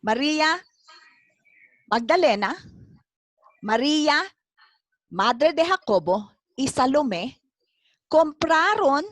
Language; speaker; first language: Spanish; non-native, fluent; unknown